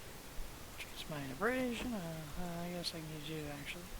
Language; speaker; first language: English; native; English